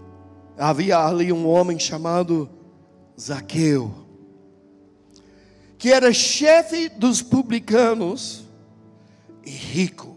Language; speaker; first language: Portuguese; non-native, fluent; English